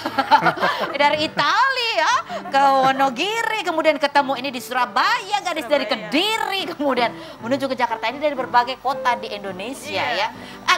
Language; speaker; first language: Indonesian; native; Indonesian